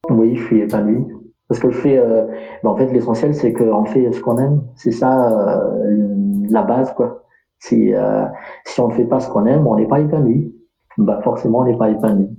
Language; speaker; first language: French; non-native, local second language; Malagasy